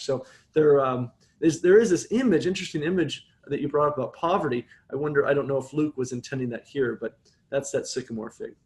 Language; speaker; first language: English; native; English